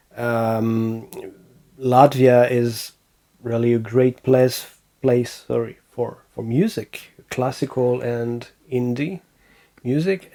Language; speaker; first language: English; non-native, fluent; French